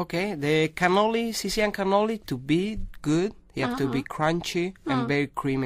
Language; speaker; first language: English; non-native, learner; Italian